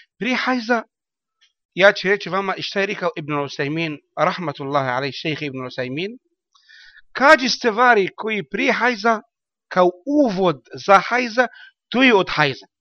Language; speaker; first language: Bosnian; non-native, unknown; Arabic